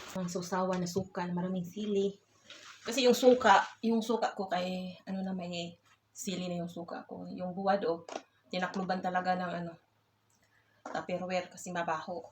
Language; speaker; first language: Filipino; non-native, local second language; Cebuano